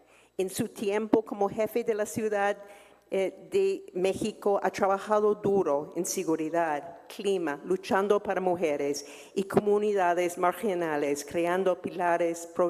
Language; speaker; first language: Spanish; non-native, fluent; English